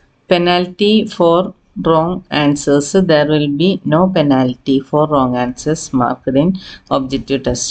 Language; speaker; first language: English; non-native, local second language; Malayalam